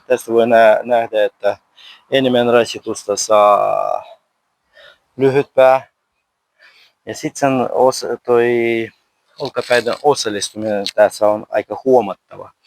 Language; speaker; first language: Finnish; non-native, learner; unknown